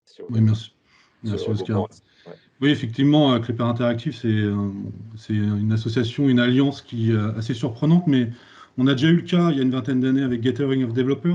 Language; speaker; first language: French; native; French